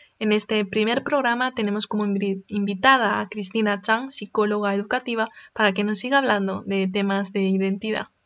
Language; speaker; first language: Spanish; early bilingual, other home language; Chinese